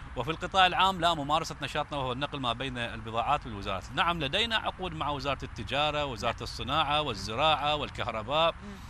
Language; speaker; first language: Arabic; native; Arabic